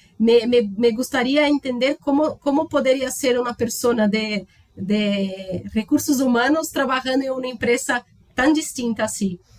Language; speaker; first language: Spanish; non-native, learner; Portuguese